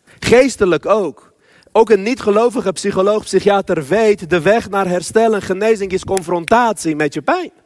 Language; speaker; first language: Dutch; early bilingual, other home language; Armenian